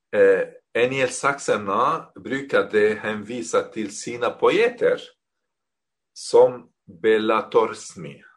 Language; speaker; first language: Swedish; non-native, fluent; Arabic